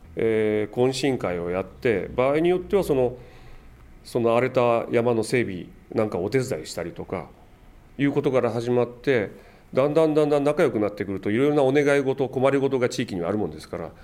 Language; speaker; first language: Japanese; native; Japanese